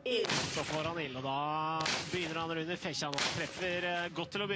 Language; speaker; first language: Norwegian; native; Norwegian